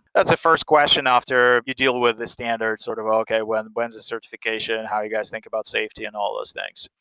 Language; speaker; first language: English; non-native, fluent; Russian